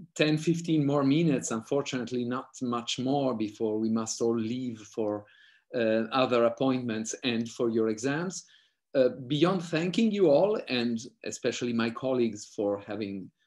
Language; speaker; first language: English; non-native, fluent; Italian